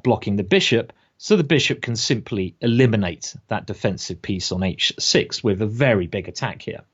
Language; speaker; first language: English; native; English